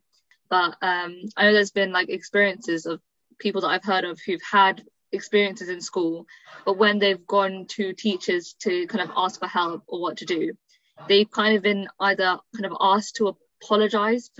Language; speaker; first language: English; native; English